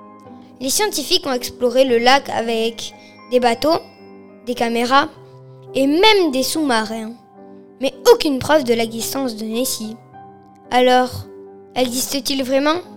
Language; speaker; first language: French; native; French